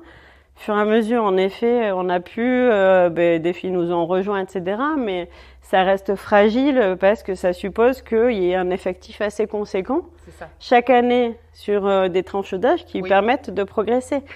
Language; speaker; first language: French; native; French